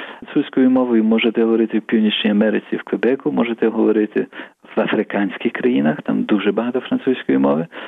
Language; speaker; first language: Ukrainian; early bilingual, heritage; Ukrainian